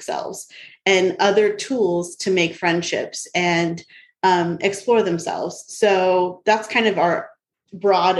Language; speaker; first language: English; native; English